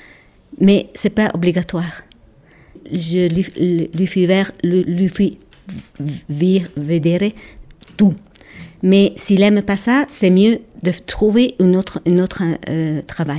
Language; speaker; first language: French; non-native, local second language; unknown